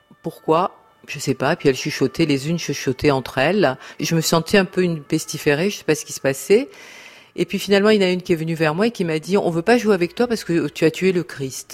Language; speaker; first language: French; native; French